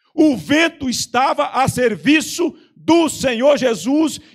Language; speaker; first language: Portuguese; native; Portuguese